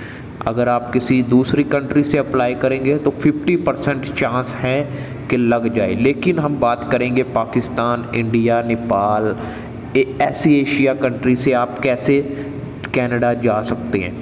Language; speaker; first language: Hindi; non-native, local second language; Punjabi